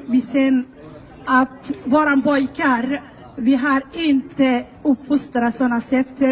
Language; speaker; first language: Swedish; non-native, learner; Somali